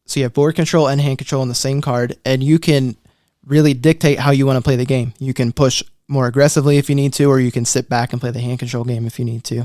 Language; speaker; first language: English; native; English